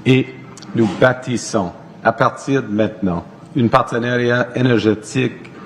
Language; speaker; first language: French; non-native, local second language; English